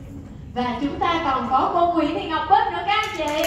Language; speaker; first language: Vietnamese; native; Vietnamese